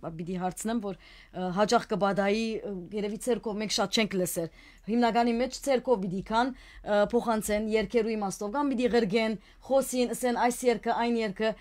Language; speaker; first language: Armenian; native; Armenian